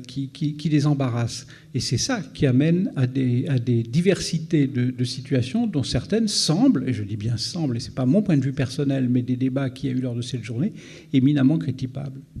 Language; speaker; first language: French; native; French